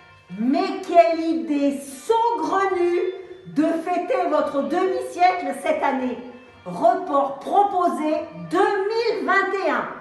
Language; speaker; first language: French; native; French